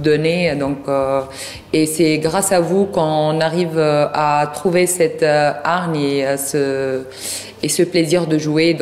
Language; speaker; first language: French; non-native, local second language; Arabic